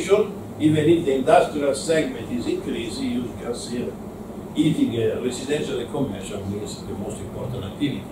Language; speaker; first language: English; non-native, learner; Italian